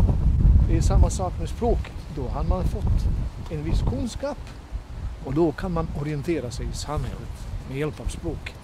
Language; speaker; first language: Swedish; non-native, fluent; Bosnian